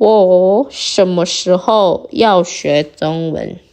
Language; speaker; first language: Chinese; non-native, fluent; Indonesian